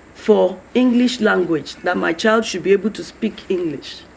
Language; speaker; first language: English; non-native, local second language; Yoruba